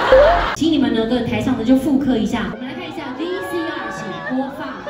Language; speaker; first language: Chinese; native; Chinese